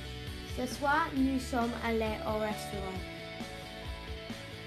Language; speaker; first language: French; non-native, learner; English